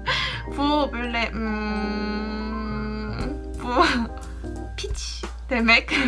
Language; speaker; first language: Turkish; non-native, fluent; Korean